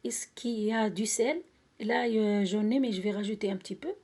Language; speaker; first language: French; non-native, local second language; Arabic